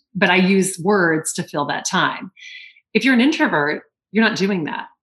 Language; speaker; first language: English; native; English